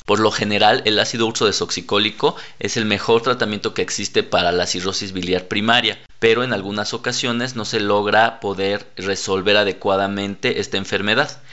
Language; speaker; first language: Spanish; native; Spanish